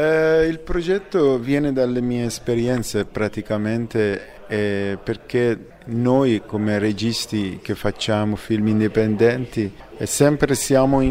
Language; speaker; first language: Italian; non-native, fluent; Persian